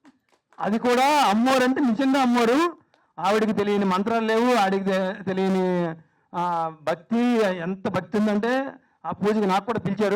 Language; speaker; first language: Telugu; native; Telugu